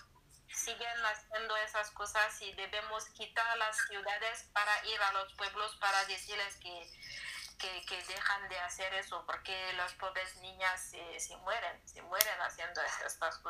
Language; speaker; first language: Spanish; non-native, learner; French